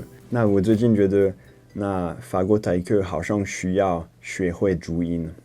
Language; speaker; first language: Chinese; non-native, fluent; French